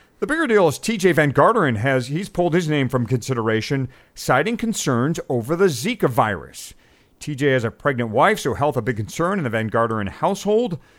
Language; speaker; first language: English; native; English